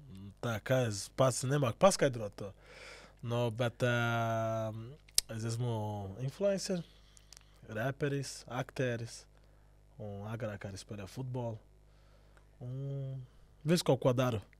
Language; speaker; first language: Latvian; non-native, learner; Portuguese